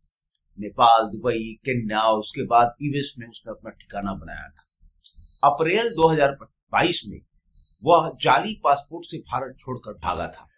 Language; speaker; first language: Hindi; native; Hindi